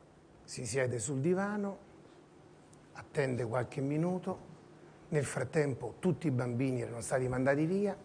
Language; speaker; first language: Italian; native; Italian